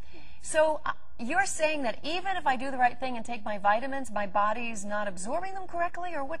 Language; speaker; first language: English; native; English